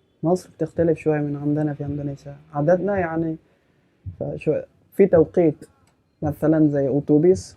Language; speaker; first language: Arabic; non-native, fluent; Indonesian